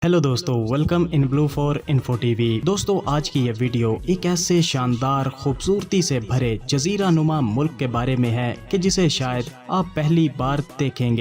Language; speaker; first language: Urdu; native; Urdu